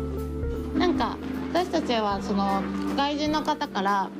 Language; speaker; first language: Japanese; native; Japanese